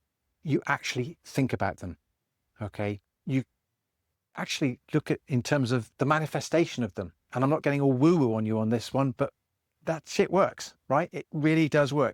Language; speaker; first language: English; native; English